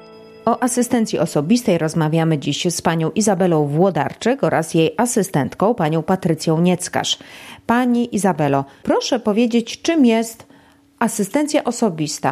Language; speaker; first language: Polish; native; Polish